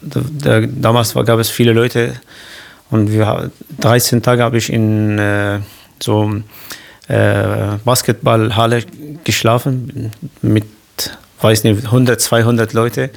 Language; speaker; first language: German; non-native, learner; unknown